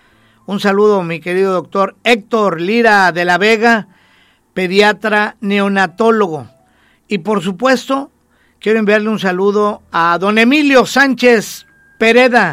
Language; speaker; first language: Spanish; native; Spanish